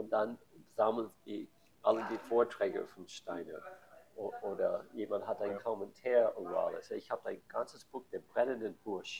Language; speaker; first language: German; non-native, learner; English